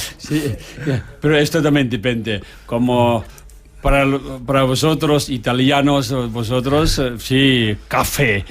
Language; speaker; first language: Spanish; non-native, learner; Tibetan